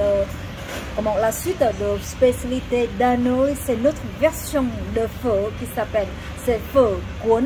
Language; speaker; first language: French; non-native, learner; Vietnamese